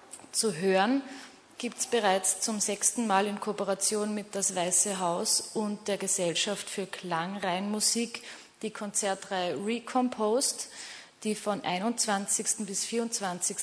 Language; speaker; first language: German; native; German